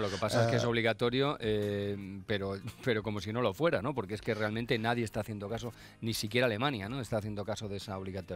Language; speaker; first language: Spanish; native; Spanish